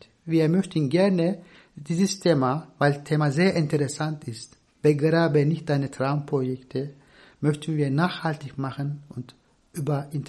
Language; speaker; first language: German; non-native, fluent; Turkish